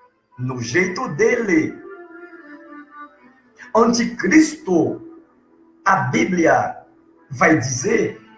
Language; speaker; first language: Portuguese; non-native, learner; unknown